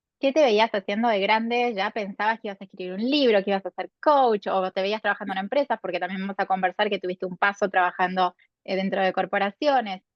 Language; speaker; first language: Spanish; native; Spanish